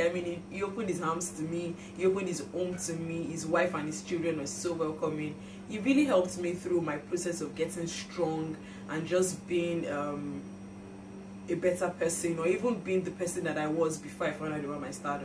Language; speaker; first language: English; non-native, local second language; Yoruba